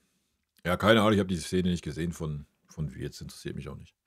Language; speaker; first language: German; native; German